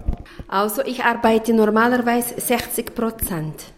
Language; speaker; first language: German; non-native, fluent; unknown